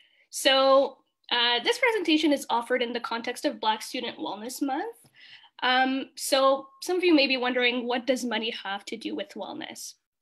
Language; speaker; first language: English; early bilingual, other home language; Kinyarwanda